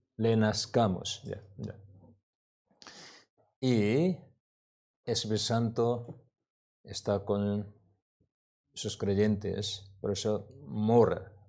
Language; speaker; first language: Spanish; non-native, learner; Korean